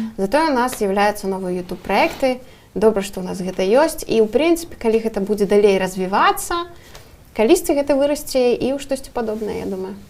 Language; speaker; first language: Belarusian; non-native, local second language; Russian